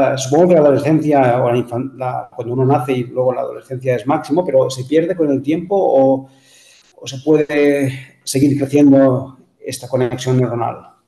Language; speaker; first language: Spanish; non-native, local second language; Catalan